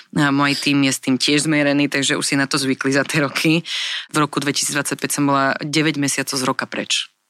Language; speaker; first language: Slovak; early bilingual, other home language; English